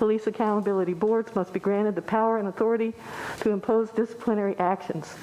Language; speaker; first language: English; native; English